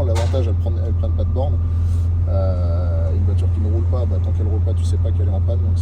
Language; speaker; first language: French; native; French